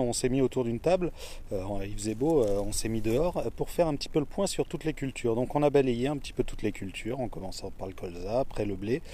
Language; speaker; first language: French; native; French